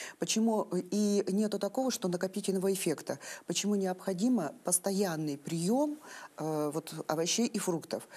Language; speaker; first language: Russian; native; Russian